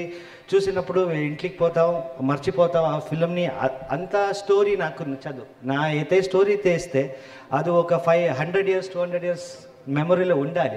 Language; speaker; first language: Telugu; non-native, learner; Kannada